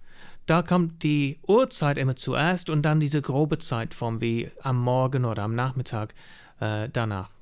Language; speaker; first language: German; non-native, fluent; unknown